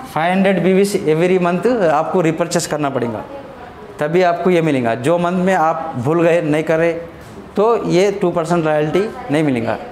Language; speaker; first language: Hindi; non-native, local second language; Telugu